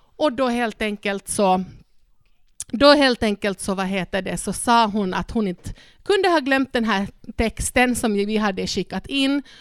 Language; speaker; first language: Swedish; non-native, local second language; Spanish